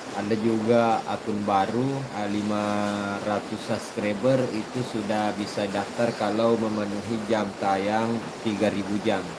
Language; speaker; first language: Indonesian; non-native, local second language; Buginese